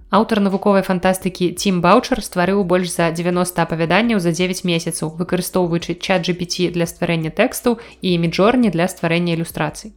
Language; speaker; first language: Belarusian; native; Belarusian